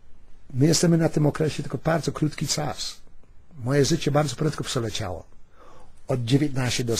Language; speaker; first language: Polish; early bilingual, heritage; Polish